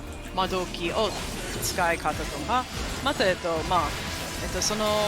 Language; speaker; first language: Japanese; non-native, fluent; English